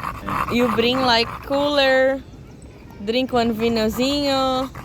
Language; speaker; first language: English; non-native, learner; Portuguese